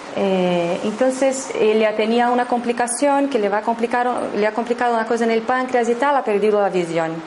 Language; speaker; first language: Spanish; non-native, fluent; Portuguese